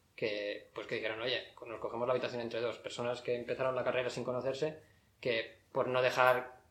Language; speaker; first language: Spanish; native; Spanish